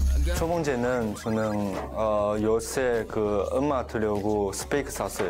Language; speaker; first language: Korean; non-native, learner; Chinese